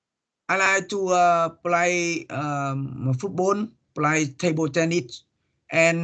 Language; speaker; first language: English; non-native, learner; Vietnamese